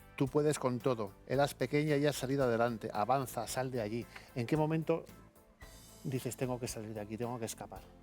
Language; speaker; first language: Spanish; native; Spanish